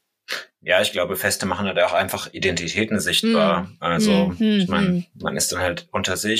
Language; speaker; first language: German; native; German